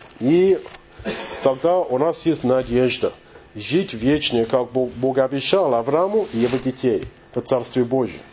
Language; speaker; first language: Russian; non-native, fluent; English